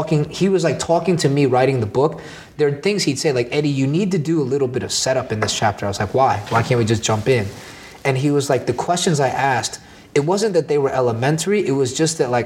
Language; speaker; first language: English; native; English